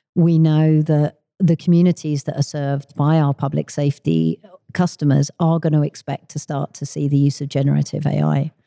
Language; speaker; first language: English; native; English